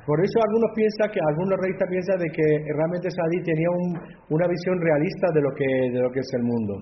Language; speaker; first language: Spanish; native; Spanish